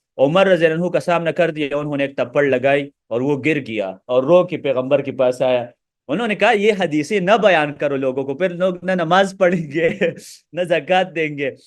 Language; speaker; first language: Urdu; non-native, local second language; Pashto